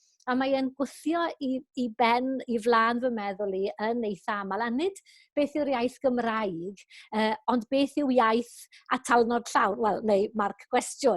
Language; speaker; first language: Welsh; native; Welsh